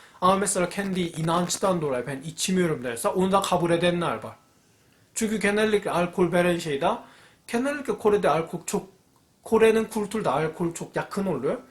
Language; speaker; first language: Turkish; non-native, fluent; Korean